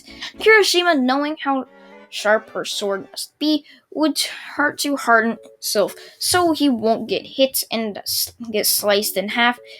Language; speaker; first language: English; native; English